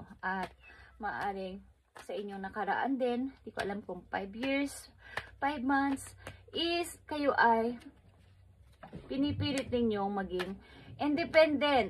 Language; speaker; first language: Filipino; native; Filipino